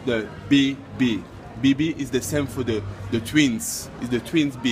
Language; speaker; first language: English; non-native, learner; French